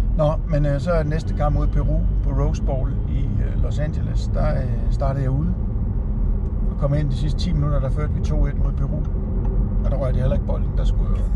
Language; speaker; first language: Danish; native; Danish